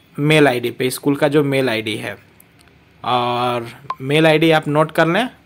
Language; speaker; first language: Hindi; native; Hindi